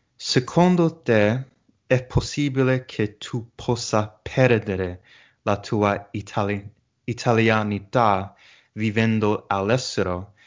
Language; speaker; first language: Italian; non-native, learner; English